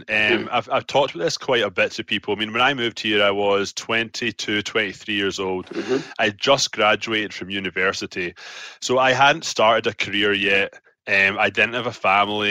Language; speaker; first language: English; native; English